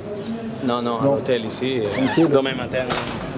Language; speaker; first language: French; non-native, learner; Spanish